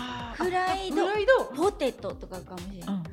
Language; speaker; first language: Japanese; native; Japanese